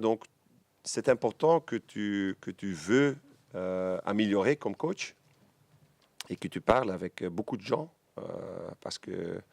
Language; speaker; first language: French; non-native, local second language; Dutch